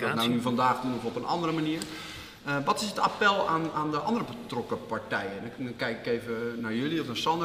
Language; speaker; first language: Dutch; native; Dutch